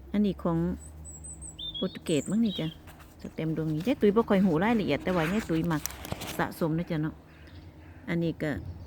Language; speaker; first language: Thai; native; Thai